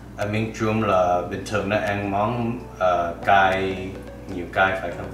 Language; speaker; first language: Vietnamese; early bilingual, other home language; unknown